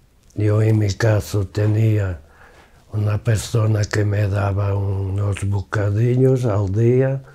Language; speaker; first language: Spanish; non-native, fluent; Portuguese